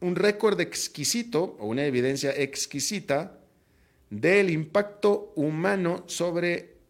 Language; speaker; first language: Spanish; native; Spanish